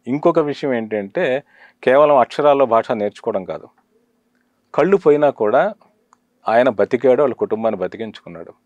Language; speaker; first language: Telugu; native; Telugu